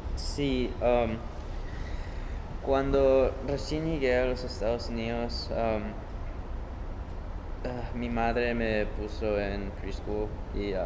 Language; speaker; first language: Spanish; early bilingual, heritage; Spanish